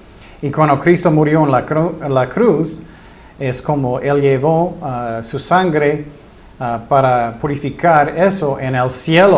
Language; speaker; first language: Spanish; non-native, fluent; English